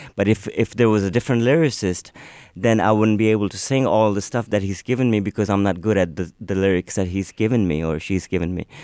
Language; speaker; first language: English; non-native, local second language; Urdu